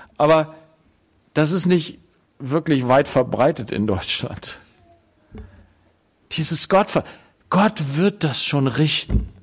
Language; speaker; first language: German; native; German